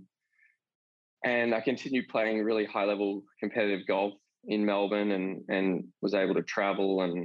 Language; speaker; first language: English; native; English